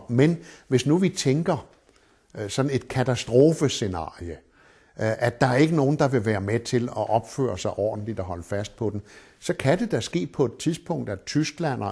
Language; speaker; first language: Danish; native; Danish